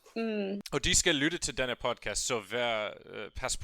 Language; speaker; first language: Danish; non-native, learner; English